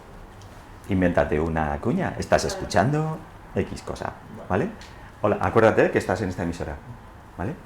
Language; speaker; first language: Spanish; native; Spanish